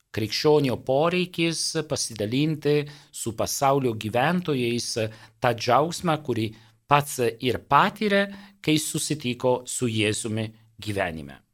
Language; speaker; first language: Lithuanian; non-native, fluent; Italian